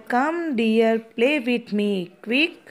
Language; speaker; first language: English; non-native, local second language; Gujarati